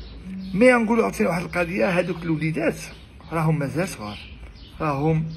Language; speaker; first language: Arabic; native; Arabic